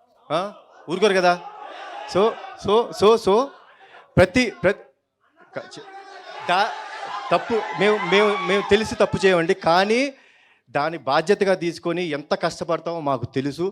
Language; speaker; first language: Telugu; native; Telugu